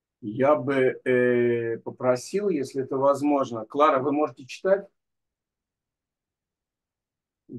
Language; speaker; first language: Russian; native; Russian